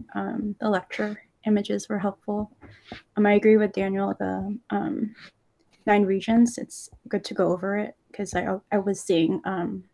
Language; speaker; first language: English; non-native, fluent; Burmese